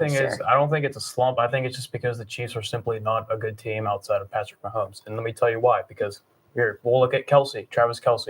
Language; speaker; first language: English; native; English